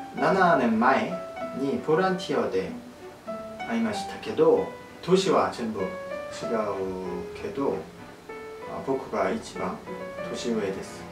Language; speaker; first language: Japanese; non-native, fluent; Korean